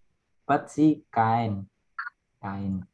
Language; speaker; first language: English; non-native, learner; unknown